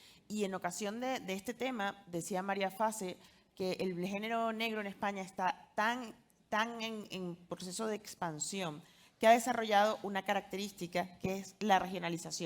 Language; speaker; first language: Spanish; native; Spanish